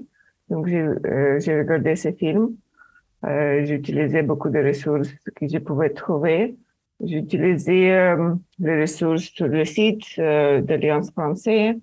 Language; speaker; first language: French; non-native, fluent; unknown